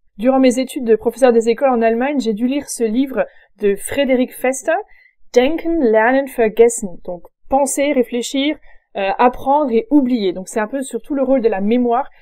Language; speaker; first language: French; native; French